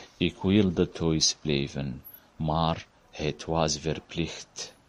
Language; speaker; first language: Dutch; non-native, learner; Arabic